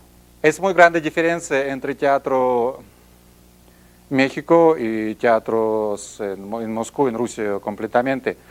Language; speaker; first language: Spanish; non-native, learner; Russian